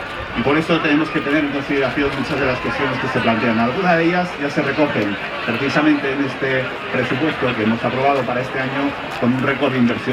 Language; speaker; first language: Spanish; native; Spanish